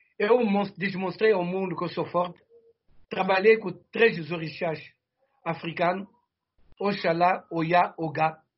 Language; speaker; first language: Portuguese; non-native, fluent; Kongo